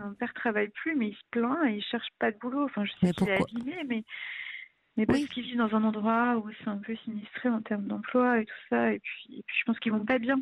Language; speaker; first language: French; native; French